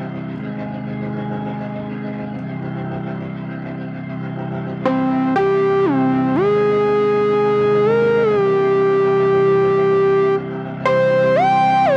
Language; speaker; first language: English; native; English